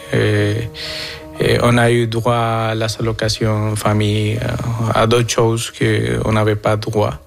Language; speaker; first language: French; non-native, fluent; Spanish